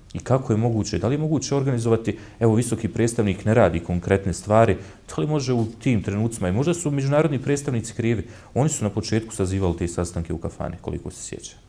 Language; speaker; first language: Bosnian; native; Bosnian